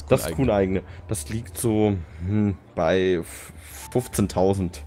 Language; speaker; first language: German; native; German